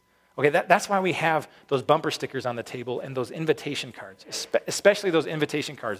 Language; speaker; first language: English; native; English